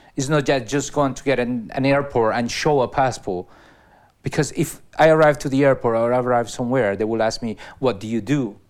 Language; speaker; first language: English; non-native, fluent; Spanish